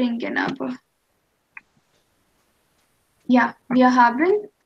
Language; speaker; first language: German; non-native, fluent; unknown